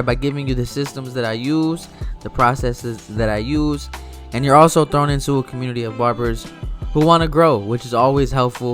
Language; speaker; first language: English; native; English